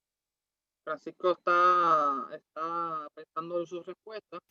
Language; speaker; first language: Spanish; native; Spanish